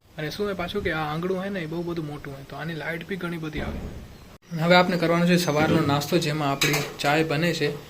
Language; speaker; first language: Gujarati; native; Gujarati